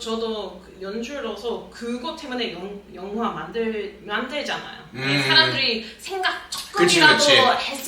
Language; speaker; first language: Korean; non-native, fluent; English